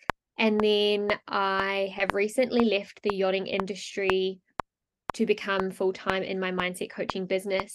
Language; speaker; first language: English; native; English